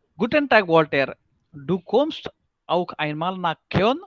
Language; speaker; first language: German; non-native, fluent; Marathi